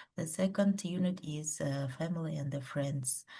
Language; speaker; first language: English; non-native, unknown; Kazakh